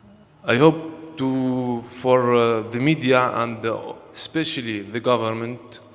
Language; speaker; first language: English; non-native, learner; Arabic